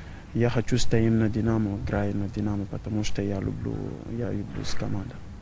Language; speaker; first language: Ukrainian; non-native, learner; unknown